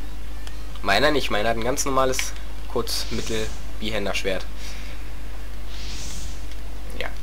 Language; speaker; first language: German; native; German